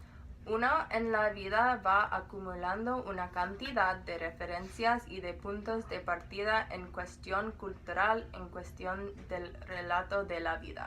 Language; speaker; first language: Spanish; non-native, learner; English